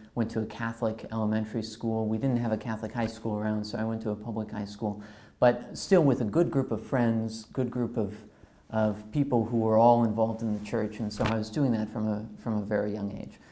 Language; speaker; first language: English; native; English